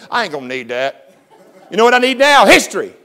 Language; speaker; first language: English; native; English